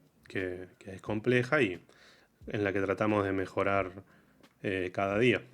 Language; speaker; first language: Spanish; native; Spanish